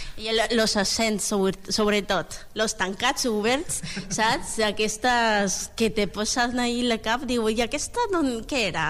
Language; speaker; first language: Catalan; non-native, learner; Spanish